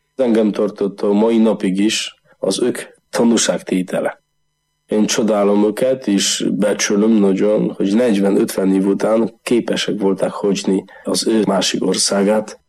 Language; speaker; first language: Hungarian; non-native, learner; Polish